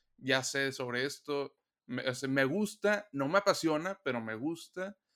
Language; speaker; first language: Spanish; native; Spanish